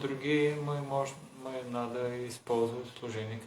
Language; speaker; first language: Russian; non-native, learner; Bulgarian